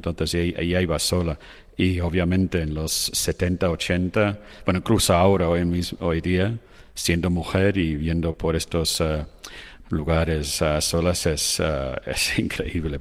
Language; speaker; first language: Spanish; non-native, fluent; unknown